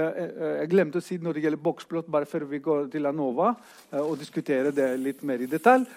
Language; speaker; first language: Norwegian; non-native, fluent; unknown